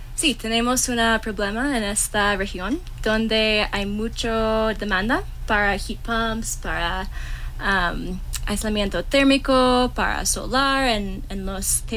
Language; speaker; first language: Spanish; non-native, learner; English